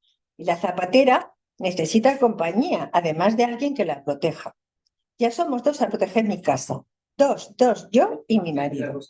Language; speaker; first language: Spanish; native; Spanish